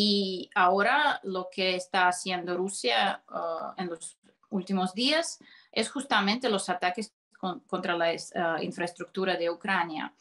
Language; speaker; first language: Spanish; non-native, fluent; Russian